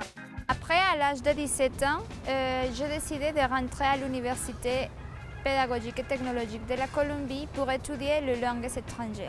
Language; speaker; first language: French; non-native, fluent; Spanish